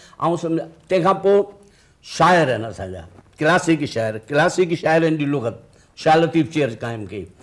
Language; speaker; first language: Sindhi; native; Sindhi